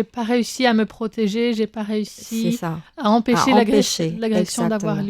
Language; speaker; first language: French; native; French